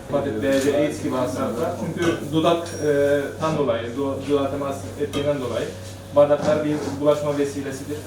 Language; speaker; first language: Turkish; native; Turkish